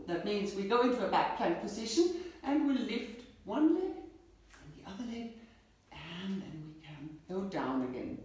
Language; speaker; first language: English; non-native, fluent; German